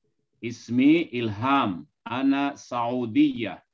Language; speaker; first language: Arabic; non-native, learner; Indonesian